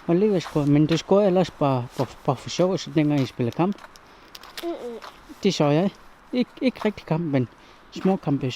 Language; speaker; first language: Danish; non-native, local second language; Kalaallisut